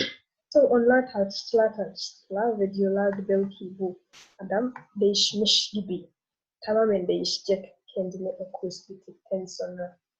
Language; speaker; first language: Turkish; non-native, learner; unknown